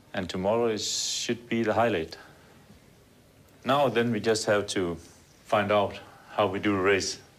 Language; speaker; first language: English; non-native, fluent; Luxembourgish